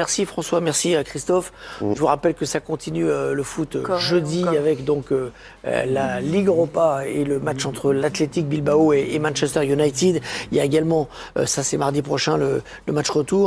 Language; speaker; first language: French; native; French